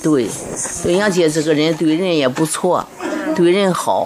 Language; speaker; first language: Chinese; native; Chinese